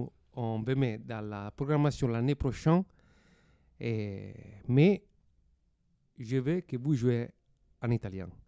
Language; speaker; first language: French; non-native, fluent; Italian